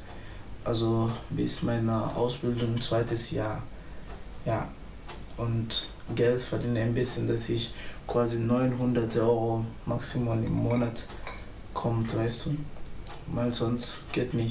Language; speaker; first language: German; non-native, learner; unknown